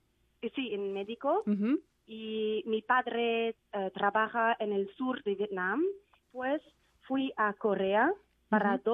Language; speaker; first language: Spanish; non-native, learner; Vietnamese